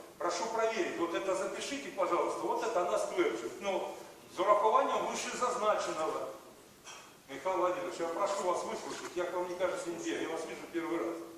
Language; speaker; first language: Russian; native; Russian